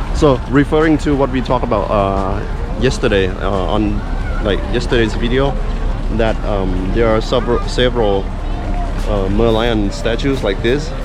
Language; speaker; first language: English; non-native, fluent; Thai